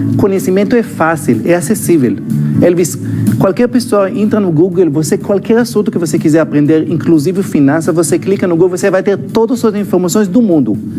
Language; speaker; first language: Portuguese; non-native, fluent; Hebrew